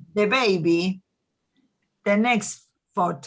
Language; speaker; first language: English; non-native, learner; Spanish